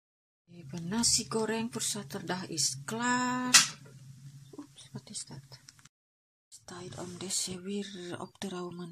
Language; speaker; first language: Dutch; non-native, learner; Indonesian